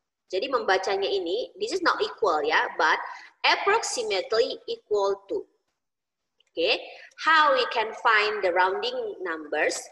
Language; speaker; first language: English; non-native, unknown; Indonesian